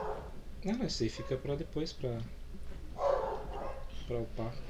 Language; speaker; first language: Portuguese; native; Portuguese